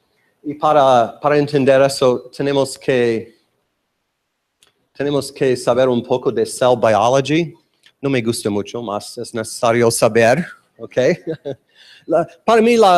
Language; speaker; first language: Spanish; non-native, learner; English